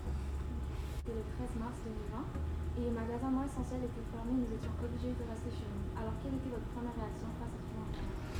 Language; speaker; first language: French; native; French